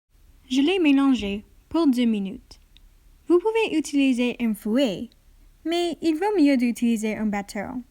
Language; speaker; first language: French; non-native, learner; English